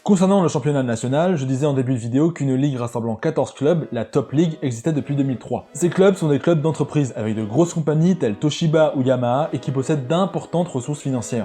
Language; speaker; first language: French; native; French